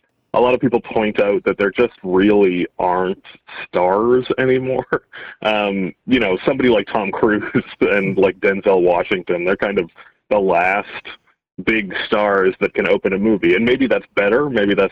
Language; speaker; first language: English; native; English